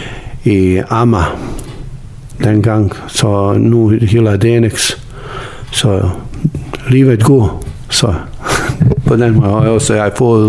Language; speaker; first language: Danish; non-native, learner; Bosnian